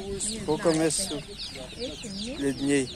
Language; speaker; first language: Russian; non-native, local second language; Kyrgyz